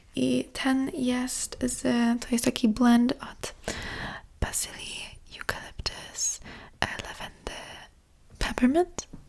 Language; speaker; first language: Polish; early bilingual, heritage; Polish